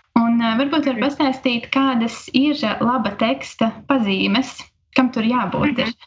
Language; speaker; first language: Latvian; native; Latvian